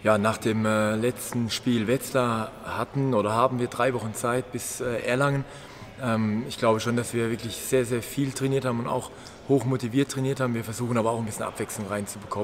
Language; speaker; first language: German; native; German